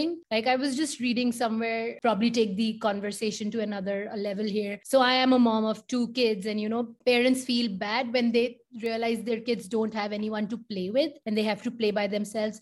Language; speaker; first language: English; non-native, local second language; Hindi